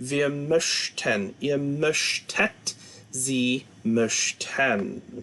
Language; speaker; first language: German; non-native, fluent; English